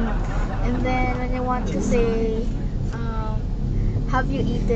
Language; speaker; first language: English; non-native, local second language; Filipino